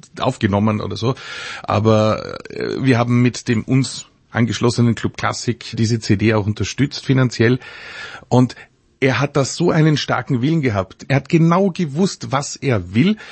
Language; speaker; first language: German; native; German